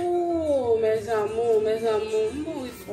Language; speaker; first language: French; non-native, learner; Haitian Creole